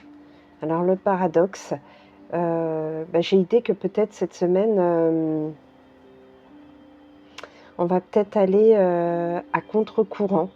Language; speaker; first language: French; native; French